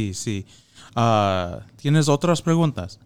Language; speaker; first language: Spanish; non-native, fluent; English